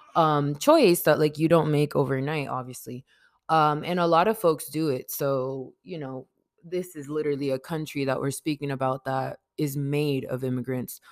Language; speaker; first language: English; early bilingual, other home language; Spanish